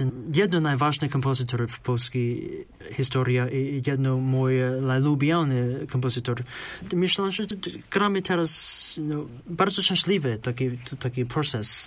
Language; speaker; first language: Polish; non-native, learner; Chinese